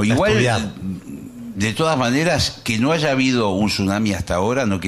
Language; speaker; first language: Spanish; native; Spanish